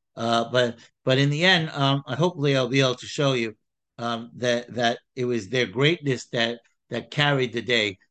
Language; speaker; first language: English; native; English